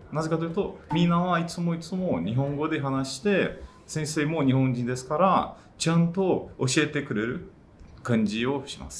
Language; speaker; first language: Japanese; non-native, fluent; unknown